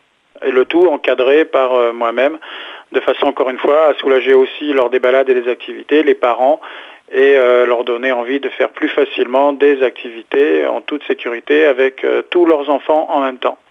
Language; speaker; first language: French; native; French